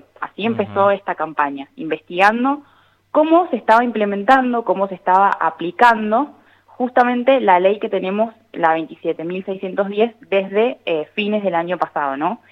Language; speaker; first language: Spanish; native; Spanish